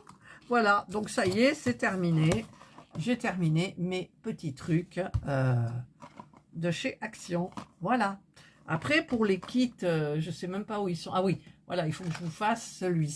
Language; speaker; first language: French; native; French